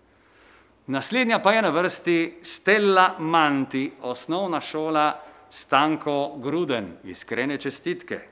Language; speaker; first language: Slovenian; native; Slovenian